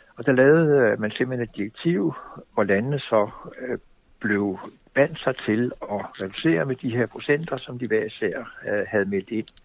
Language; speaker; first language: Danish; native; Danish